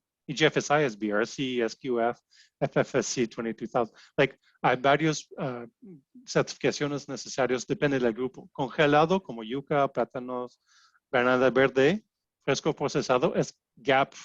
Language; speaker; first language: Spanish; non-native, fluent; French